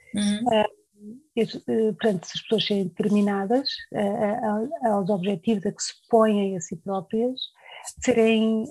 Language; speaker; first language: Portuguese; native; Portuguese